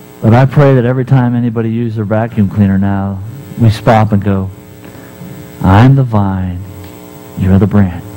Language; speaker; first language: English; native; English